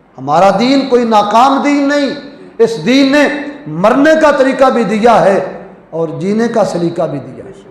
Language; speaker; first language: Urdu; non-native, local second language; Punjabi